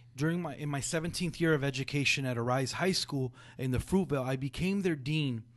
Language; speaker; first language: English; early bilingual, other home language; Spanish